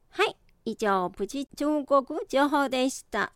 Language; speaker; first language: Japanese; non-native, fluent; Chinese